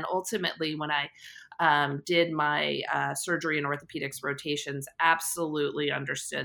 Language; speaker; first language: English; native; English